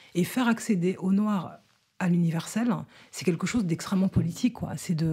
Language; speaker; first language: French; native; French